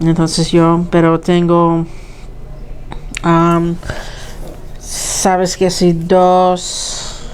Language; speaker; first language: Spanish; early bilingual, heritage; Spanish